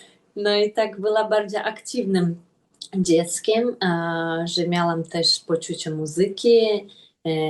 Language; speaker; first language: Polish; non-native, fluent; Russian